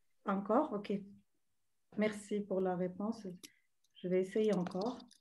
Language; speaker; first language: French; non-native, local second language; Arabic